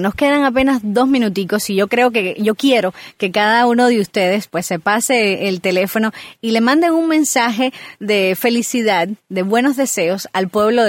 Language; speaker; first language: Spanish; native; Spanish